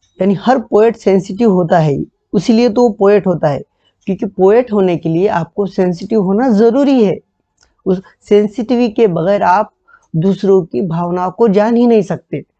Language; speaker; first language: Hindi; non-native, local second language; Marathi